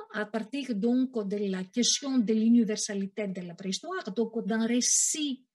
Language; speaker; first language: French; non-native, fluent; Greek